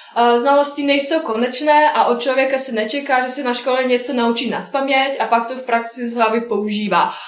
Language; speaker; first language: Czech; non-native, fluent; Bosnian